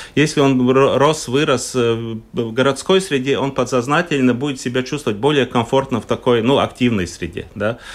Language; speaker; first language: Russian; non-native, local second language; Latvian